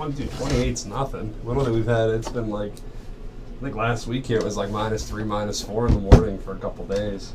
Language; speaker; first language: English; native; English